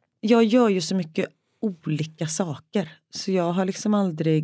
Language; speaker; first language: Swedish; native; Swedish